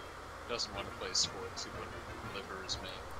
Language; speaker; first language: English; native; English